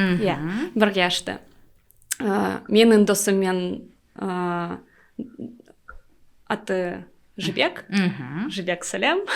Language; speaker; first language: Kazakh; non-native, learner; Russian